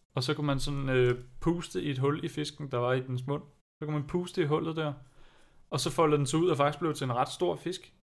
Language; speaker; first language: Danish; non-native, fluent; German